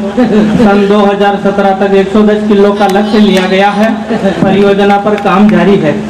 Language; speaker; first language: Hindi; native; Hindi